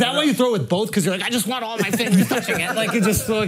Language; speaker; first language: English; native; English